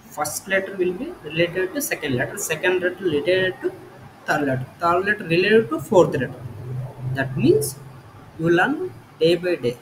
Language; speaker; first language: English; non-native, learner; Telugu